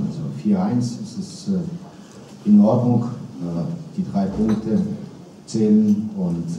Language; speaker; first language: German; non-native, fluent; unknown